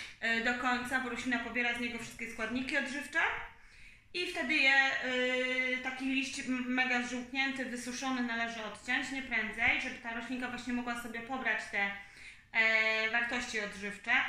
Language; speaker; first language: Polish; native; Polish